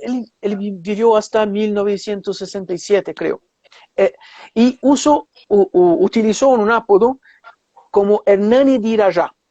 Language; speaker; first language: Spanish; non-native, fluent; Portuguese